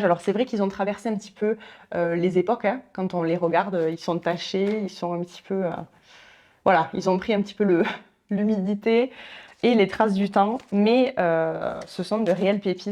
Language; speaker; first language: French; native; French